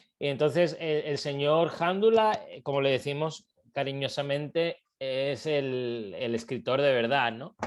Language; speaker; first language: Spanish; native; Spanish